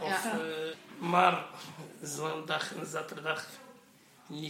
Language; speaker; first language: Dutch; non-native, learner; Arabic